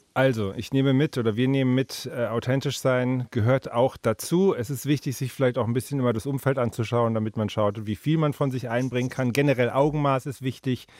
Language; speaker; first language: German; native; German